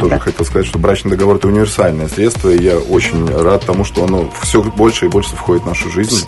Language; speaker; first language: Russian; native; Russian